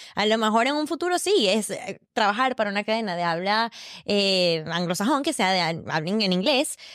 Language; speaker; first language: Spanish; native; Spanish